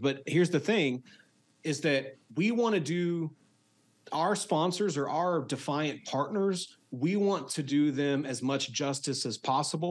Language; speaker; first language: English; native; English